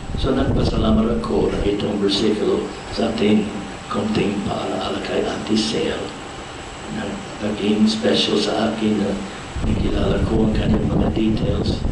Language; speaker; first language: Filipino; non-native, fluent; English